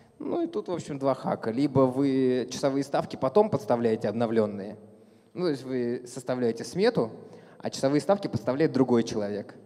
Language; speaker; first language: Russian; native; Russian